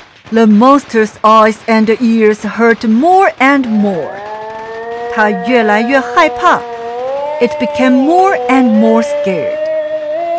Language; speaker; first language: English; non-native, fluent; Chinese